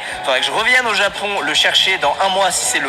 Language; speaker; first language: French; native; French